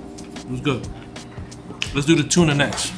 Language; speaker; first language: English; native; English